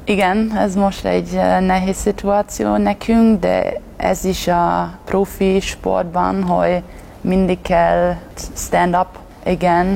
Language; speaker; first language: Hungarian; non-native, learner; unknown